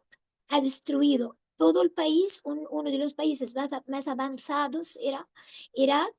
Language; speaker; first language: Spanish; non-native, fluent; Arabic